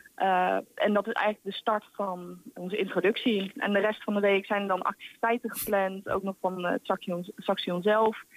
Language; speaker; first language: Dutch; native; Dutch